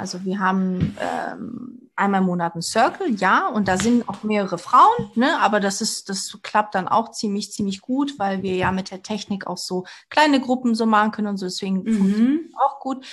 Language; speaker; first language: German; early bilingual, other home language; Portuguese